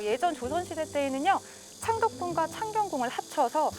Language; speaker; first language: Korean; native; Korean